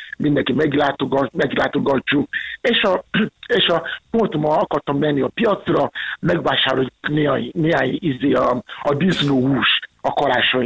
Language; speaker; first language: Hungarian; non-native, learner; Yoruba